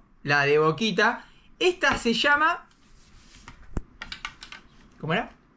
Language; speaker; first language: Spanish; native; Spanish